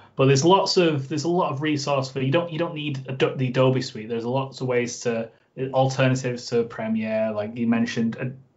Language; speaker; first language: English; native; English